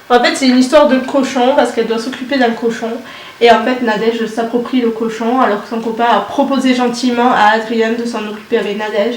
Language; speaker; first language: French; native; French